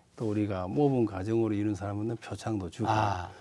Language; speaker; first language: Korean; native; Korean